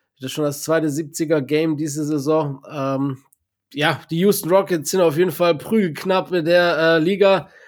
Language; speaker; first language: German; native; German